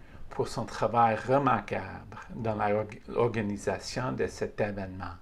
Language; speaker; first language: French; native; French